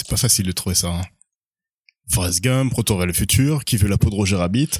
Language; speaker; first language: French; native; French